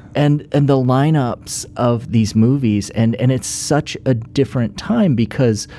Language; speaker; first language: English; native; English